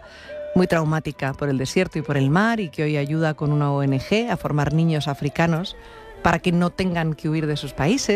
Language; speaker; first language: Spanish; native; Spanish